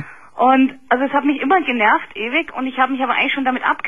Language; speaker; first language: German; native; German